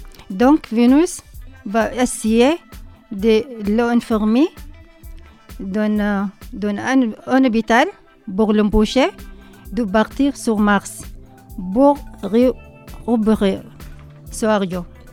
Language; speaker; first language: French; non-native, learner; Arabic